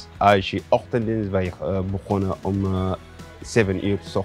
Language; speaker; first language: Dutch; non-native, learner; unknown